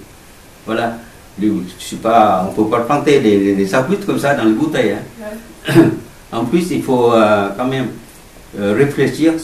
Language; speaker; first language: French; non-native, learner; Vietnamese